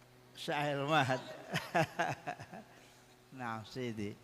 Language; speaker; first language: Arabic; non-native, fluent; Indonesian